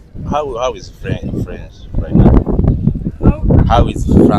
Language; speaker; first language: English; non-native, learner; Kinyarwanda